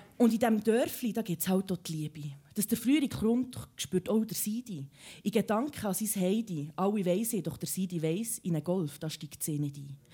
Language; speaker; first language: German; early bilingual, other home language; Serbian